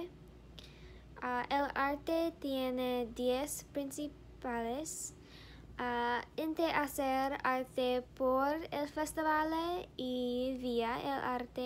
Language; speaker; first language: Spanish; non-native, learner; English